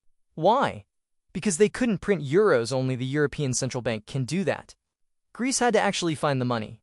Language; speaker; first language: English; native; English